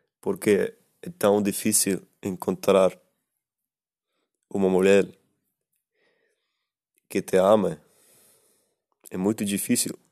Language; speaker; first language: Portuguese; non-native, learner; Russian